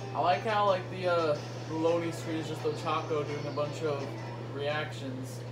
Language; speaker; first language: English; native; English